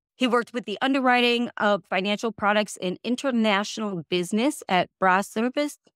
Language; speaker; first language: English; native; English